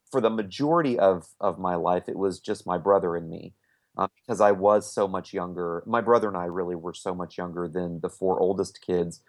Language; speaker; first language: English; native; English